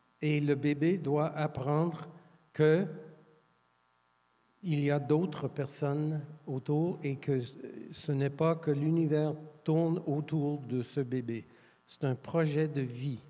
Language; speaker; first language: French; non-native, fluent; English